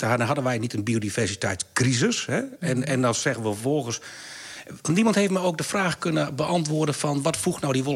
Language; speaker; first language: Dutch; native; Dutch